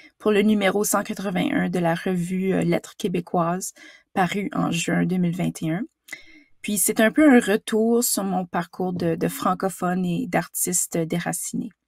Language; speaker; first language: French; native; French